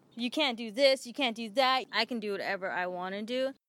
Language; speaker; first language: English; native; English